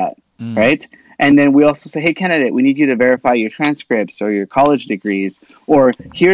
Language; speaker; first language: English; early bilingual, other home language; Spanish